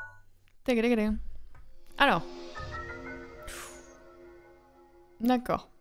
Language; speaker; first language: French; native; French